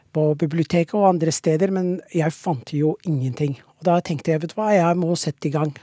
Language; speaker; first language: Norwegian; non-native, fluent; Somali